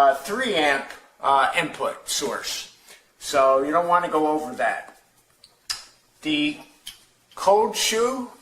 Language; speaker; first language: English; native; English